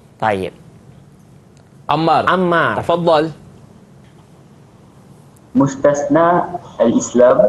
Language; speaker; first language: Arabic; non-native, fluent; Malay